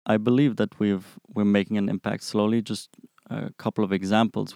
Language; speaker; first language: English; non-native, fluent; German